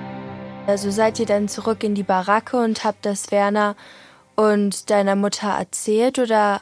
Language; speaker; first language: German; native; German